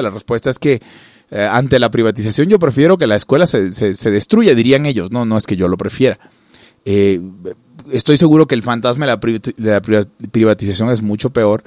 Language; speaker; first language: Spanish; native; Spanish